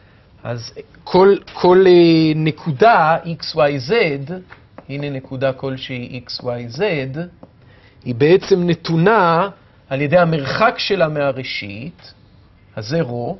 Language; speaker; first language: Hebrew; native; Hebrew